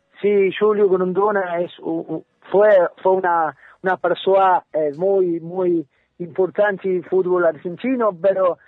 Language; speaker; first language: Portuguese; non-native, learner; Spanish